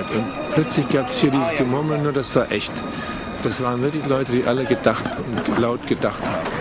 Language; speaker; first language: German; native; German